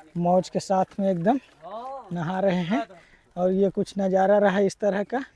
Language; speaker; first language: Hindi; native; Hindi